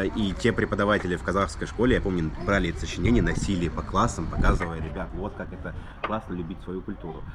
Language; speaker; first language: Russian; non-native, local second language; Ingush